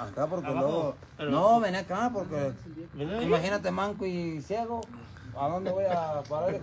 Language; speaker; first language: Spanish; native; Spanish